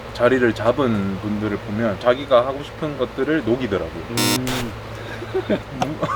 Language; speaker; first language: Korean; native; Korean